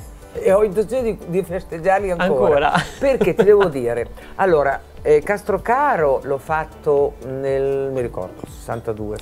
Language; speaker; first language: Italian; native; Italian